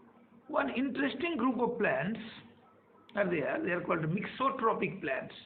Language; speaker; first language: English; non-native, local second language; Bangla